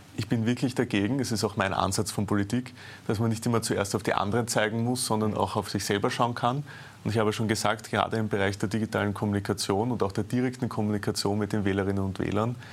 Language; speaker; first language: German; native; German